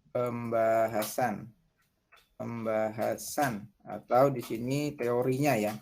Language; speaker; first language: Indonesian; native; Indonesian